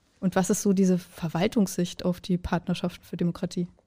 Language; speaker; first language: German; native; German